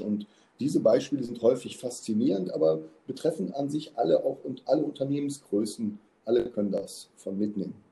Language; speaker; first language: German; native; German